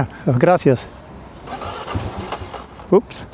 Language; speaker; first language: Spanish; non-native, learner; Urdu